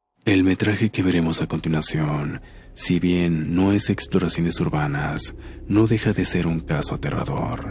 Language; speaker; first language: Spanish; native; Spanish